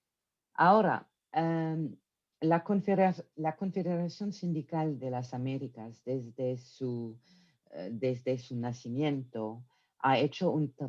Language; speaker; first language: Spanish; non-native, fluent; French